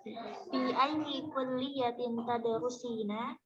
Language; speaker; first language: Arabic; non-native, learner; Indonesian